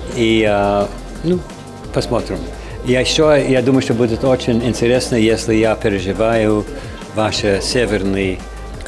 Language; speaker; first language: Russian; non-native, learner; English